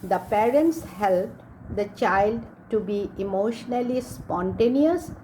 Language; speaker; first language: English; non-native, local second language; Assamese